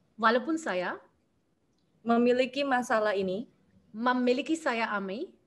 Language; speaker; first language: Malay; non-native, learner; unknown